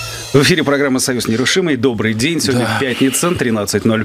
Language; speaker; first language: Russian; native; Russian